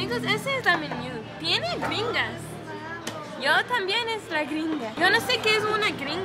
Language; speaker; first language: Spanish; non-native, learner; English